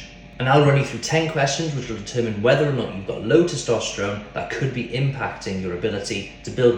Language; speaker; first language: English; native; English